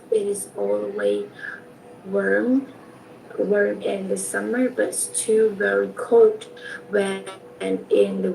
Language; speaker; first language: English; non-native, learner; Vietnamese